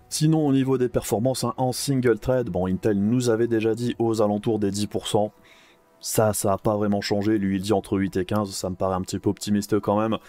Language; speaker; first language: French; native; French